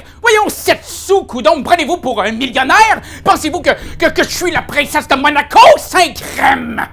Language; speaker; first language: French; native; French